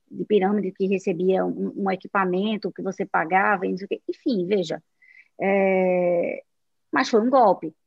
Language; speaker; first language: Portuguese; native; Portuguese